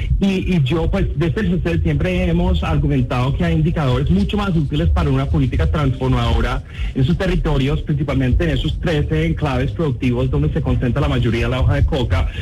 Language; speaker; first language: Spanish; non-native, fluent; English